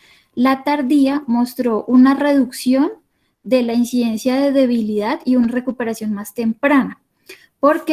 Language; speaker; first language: Spanish; native; Spanish